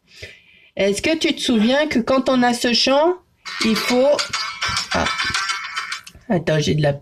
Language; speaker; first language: French; native; French